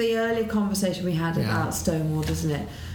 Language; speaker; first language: English; native; English